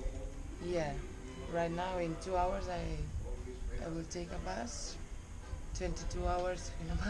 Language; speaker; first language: English; non-native, learner; Spanish